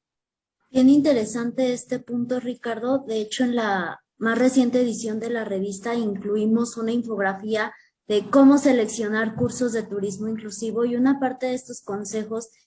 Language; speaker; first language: Spanish; native; Spanish